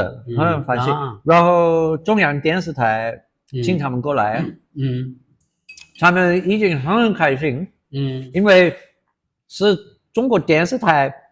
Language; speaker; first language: Chinese; non-native, fluent; English